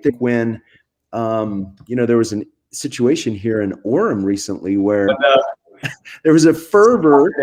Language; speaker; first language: English; native; English